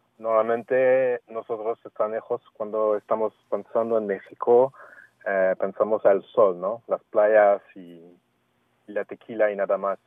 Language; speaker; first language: Spanish; non-native, fluent; French